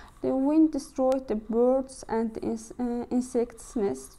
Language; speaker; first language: English; non-native, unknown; Azerbaijani